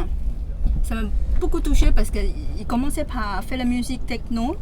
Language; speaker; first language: French; non-native, fluent; Chinese